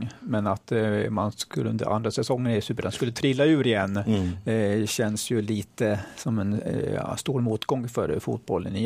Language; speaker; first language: Swedish; native; Swedish